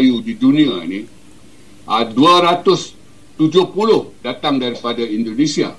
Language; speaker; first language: Malay; native; Malay